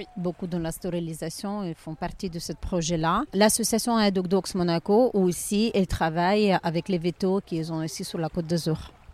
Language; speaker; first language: French; non-native, learner; Ukrainian